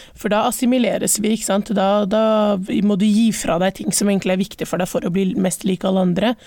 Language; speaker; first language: Norwegian; early bilingual, other home language; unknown